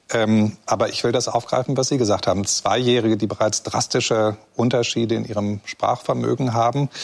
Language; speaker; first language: German; native; German